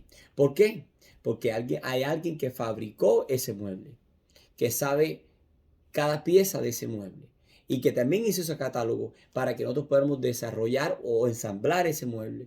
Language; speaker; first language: Spanish; native; Spanish